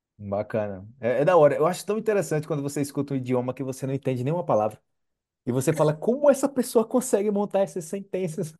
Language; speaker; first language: Portuguese; native; Portuguese